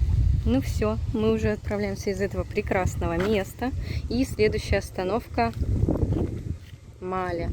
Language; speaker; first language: Russian; native; Russian